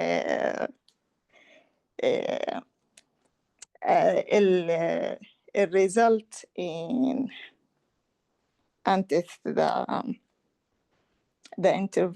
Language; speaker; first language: Spanish; non-native, learner; English